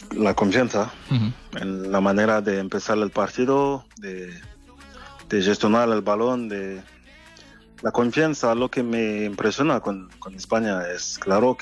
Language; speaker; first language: Spanish; non-native, fluent; French